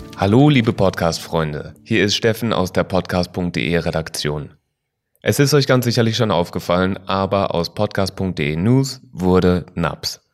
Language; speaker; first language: German; native; German